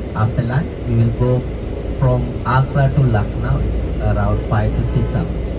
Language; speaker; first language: English; non-native, local second language; Sinhala